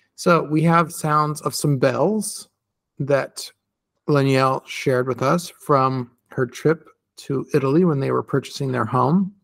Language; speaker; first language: English; native; English